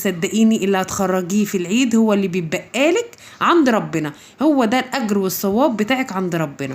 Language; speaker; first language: Arabic; native; Arabic